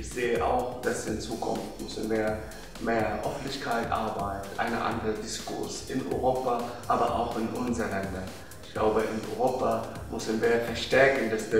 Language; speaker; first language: German; non-native, fluent; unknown